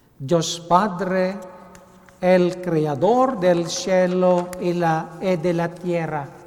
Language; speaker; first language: Spanish; non-native, learner; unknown